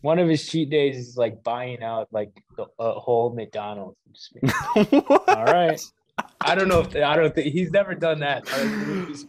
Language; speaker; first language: English; native; English